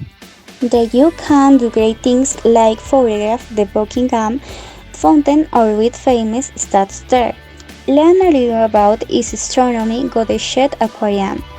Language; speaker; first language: English; non-native, learner; Spanish